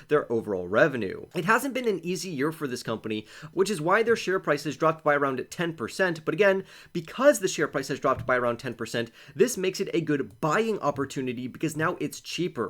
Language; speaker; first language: English; native; English